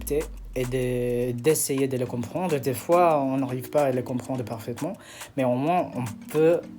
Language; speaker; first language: French; non-native, fluent; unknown